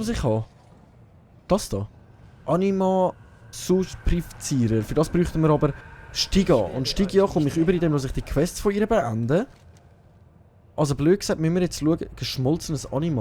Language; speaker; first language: German; native; German